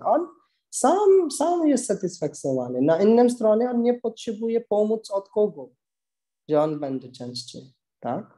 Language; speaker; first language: Polish; non-native, learner; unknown